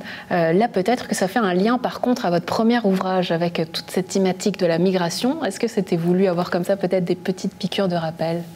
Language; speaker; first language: French; native; French